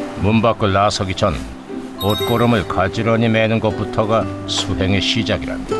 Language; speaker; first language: Korean; native; Korean